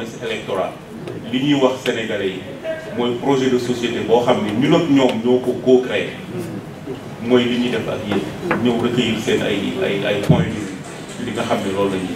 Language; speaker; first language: French; non-native, local second language; Wolof